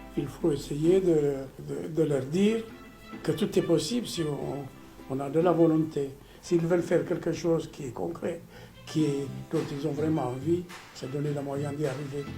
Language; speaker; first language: French; non-native, fluent; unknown